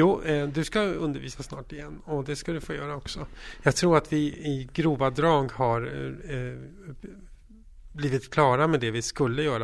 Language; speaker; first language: Swedish; native; Swedish